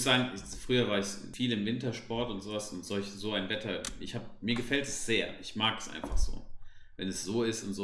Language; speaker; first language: German; native; German